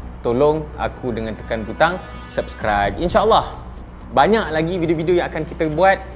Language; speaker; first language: Malay; native; Malay